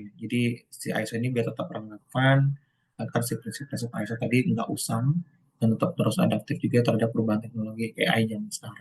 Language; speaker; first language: Indonesian; native; Indonesian